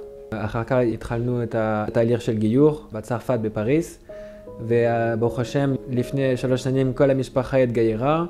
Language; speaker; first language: Hebrew; non-native, fluent; French